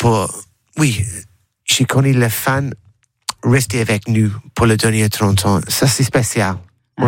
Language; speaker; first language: French; non-native, learner; English